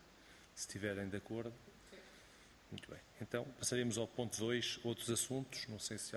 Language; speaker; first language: Portuguese; native; Portuguese